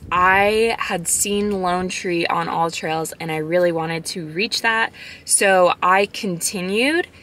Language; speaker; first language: English; native; English